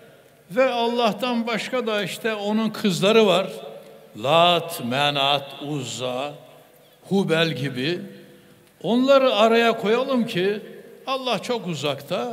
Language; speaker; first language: Turkish; native; Turkish